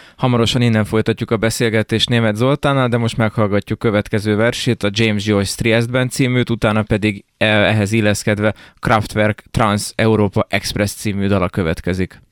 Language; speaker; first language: Hungarian; native; Hungarian